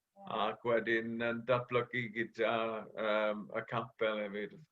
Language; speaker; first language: Welsh; native; Welsh